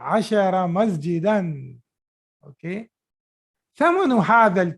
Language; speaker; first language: Arabic; non-native, fluent; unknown